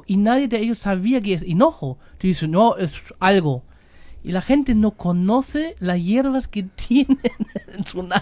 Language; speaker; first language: Spanish; non-native, learner; German